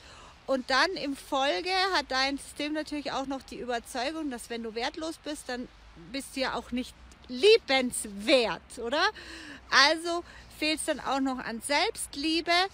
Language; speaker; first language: German; native; German